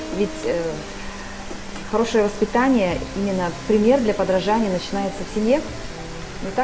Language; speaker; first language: Russian; native; Russian